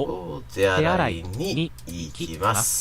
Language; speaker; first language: Japanese; non-native, fluent; English